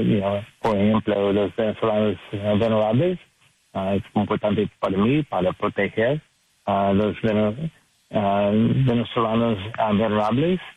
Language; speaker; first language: Spanish; non-native, learner; English